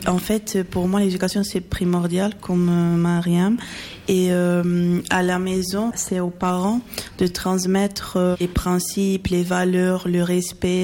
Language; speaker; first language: French; early bilingual, other home language; Portuguese